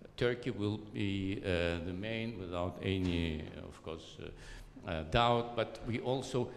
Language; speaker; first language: English; non-native, fluent; Azerbaijani